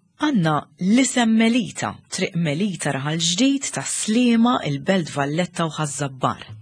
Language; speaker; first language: Maltese; native; Maltese